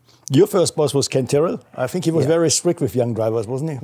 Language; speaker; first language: English; non-native, fluent; German